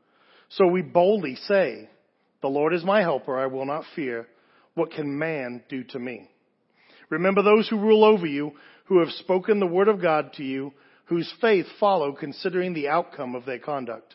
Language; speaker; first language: English; native; English